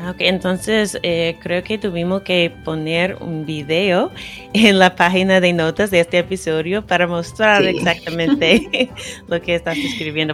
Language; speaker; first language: Spanish; non-native, fluent; English